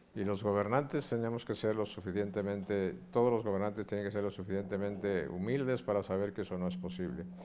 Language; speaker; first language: Spanish; native; Spanish